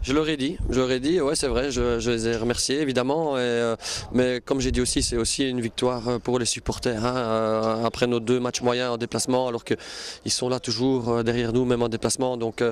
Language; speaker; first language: French; native; French